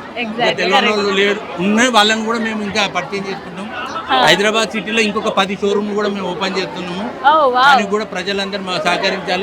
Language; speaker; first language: Telugu; native; Telugu